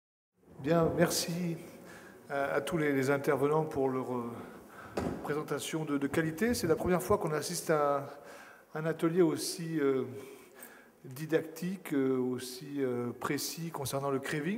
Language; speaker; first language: French; native; French